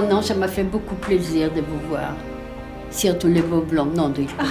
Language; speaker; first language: French; non-native, fluent; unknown